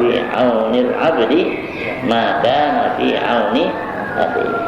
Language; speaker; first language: Arabic; non-native, fluent; Indonesian